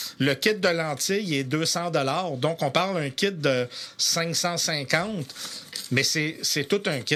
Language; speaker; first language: French; native; French